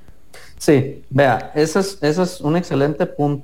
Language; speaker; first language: Spanish; native; Spanish